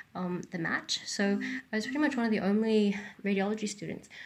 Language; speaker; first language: English; native; English